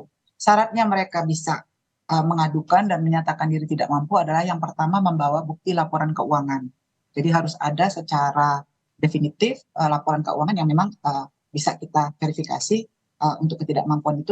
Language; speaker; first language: Indonesian; native; Indonesian